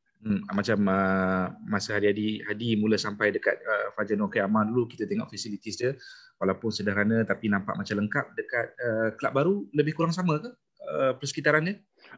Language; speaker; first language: Malay; native; Malay